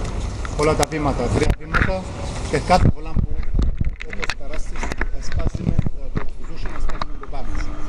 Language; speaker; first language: Greek; early bilingual, heritage; Greek